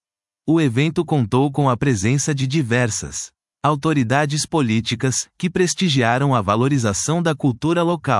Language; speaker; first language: Portuguese; native; Portuguese